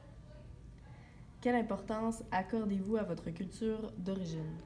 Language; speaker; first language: French; native; French